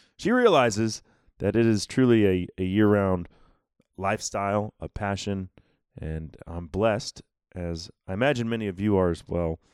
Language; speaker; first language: English; native; English